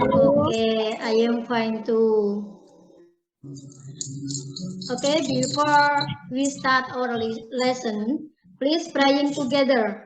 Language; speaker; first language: English; non-native, learner; Indonesian